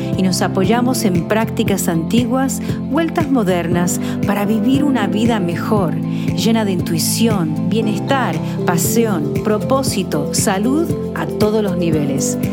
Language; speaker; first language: Spanish; early bilingual, heritage; Spanish